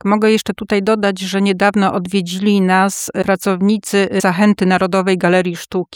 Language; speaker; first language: Polish; native; Polish